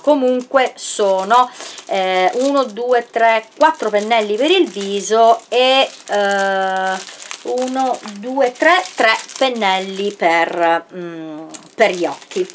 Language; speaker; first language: Italian; native; Italian